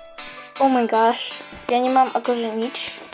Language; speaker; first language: Slovak; non-native, learner; Ukrainian